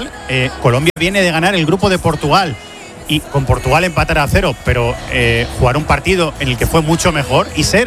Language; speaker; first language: Spanish; native; Spanish